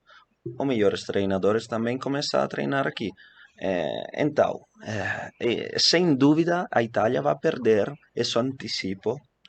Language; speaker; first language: Portuguese; non-native, fluent; Italian